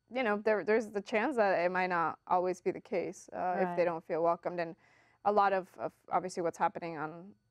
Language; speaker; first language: English; early bilingual, other home language; Spanish